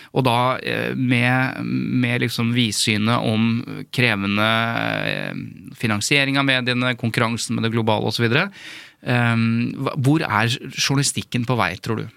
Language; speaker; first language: Norwegian; native; Norwegian